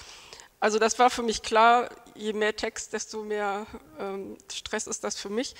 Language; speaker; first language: German; native; German